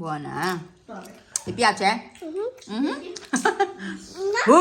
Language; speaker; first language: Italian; non-native, learner; Cebuano